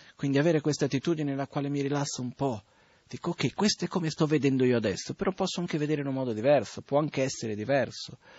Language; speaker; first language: Italian; non-native, fluent; Portuguese